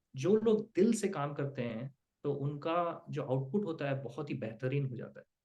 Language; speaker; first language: Hindi; non-native, local second language; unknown